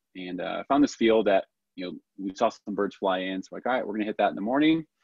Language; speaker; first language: English; native; English